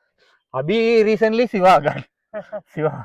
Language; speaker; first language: Hindi; non-native, local second language; Tamil